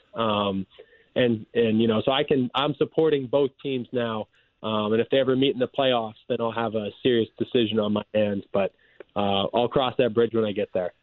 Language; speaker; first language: English; native; English